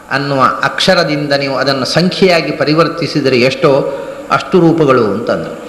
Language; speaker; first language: Kannada; non-native, local second language; Tulu